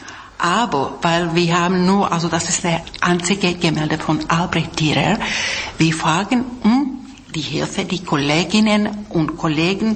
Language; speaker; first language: German; non-native, fluent; Czech